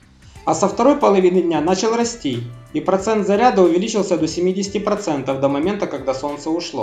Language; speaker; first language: Russian; native; Russian